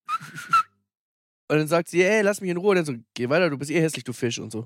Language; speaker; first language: German; native; German